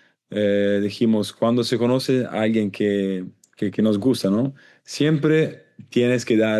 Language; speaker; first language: Spanish; non-native, learner; Italian